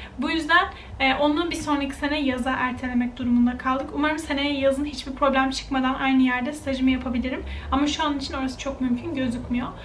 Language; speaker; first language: Turkish; native; Turkish